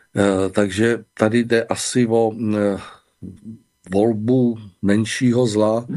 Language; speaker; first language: Czech; native; Czech